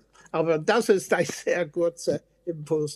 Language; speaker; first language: German; non-native, fluent; English